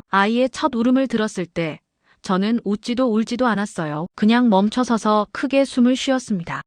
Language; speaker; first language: Korean; non-native, fluent; Spanish